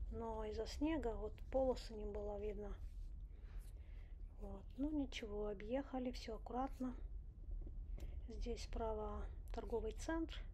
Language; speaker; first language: Russian; non-native, local second language; Romanian